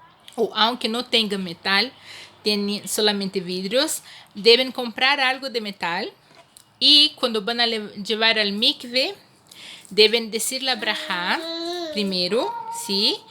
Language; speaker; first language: Spanish; non-native, fluent; Portuguese